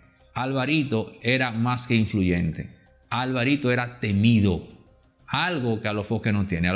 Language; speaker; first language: Spanish; native; Spanish